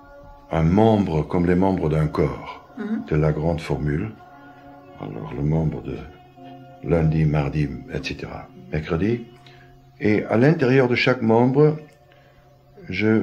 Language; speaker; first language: French; non-native, fluent; German